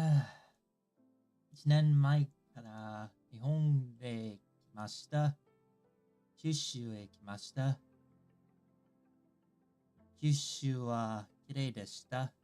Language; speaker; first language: Japanese; non-native, learner; English